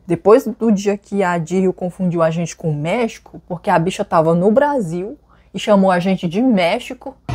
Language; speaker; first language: Portuguese; native; Portuguese